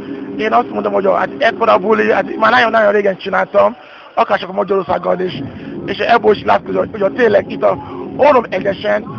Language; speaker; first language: Hungarian; non-native, learner; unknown